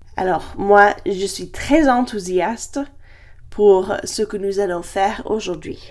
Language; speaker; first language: French; non-native, fluent; English